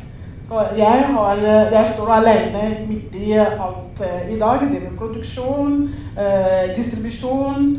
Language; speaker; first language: Norwegian; non-native, fluent; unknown